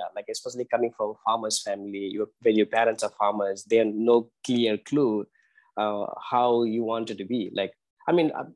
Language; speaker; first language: English; non-native, local second language; Tamil